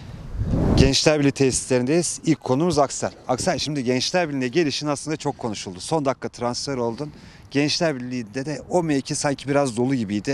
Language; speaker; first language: Turkish; native; Turkish